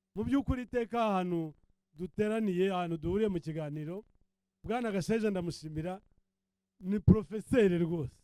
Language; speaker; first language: Kinyarwanda; native; Kinyarwanda